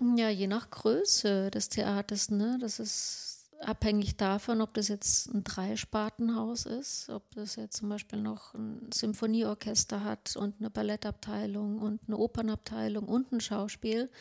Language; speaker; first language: German; non-native, local second language; Swedish